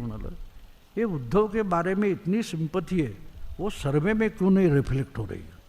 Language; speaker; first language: Hindi; non-native, local second language; Marathi